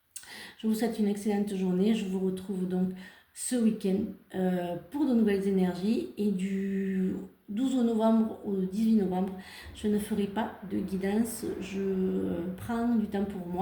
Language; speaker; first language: French; native; French